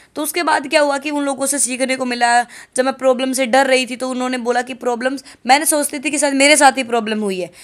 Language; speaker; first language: Hindi; native; Hindi